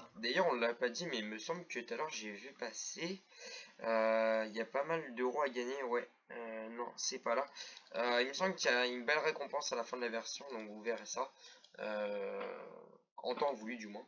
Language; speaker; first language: French; native; French